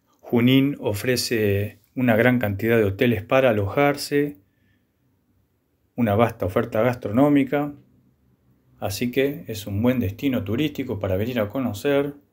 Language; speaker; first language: Spanish; native; Spanish